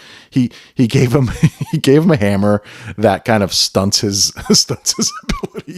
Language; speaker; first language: English; native; English